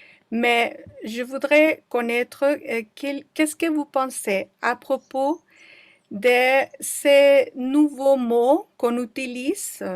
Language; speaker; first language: French; non-native, fluent; Spanish